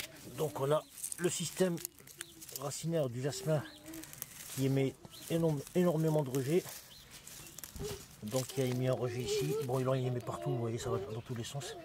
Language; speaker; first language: French; native; French